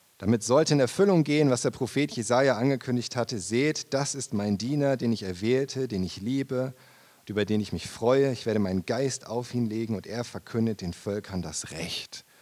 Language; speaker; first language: German; native; German